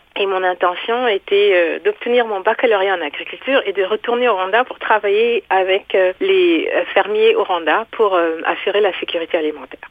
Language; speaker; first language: French; non-native, local second language; Kinyarwanda